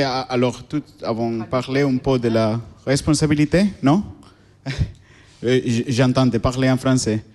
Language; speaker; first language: French; non-native, learner; Spanish